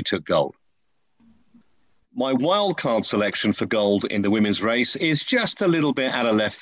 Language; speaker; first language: English; native; English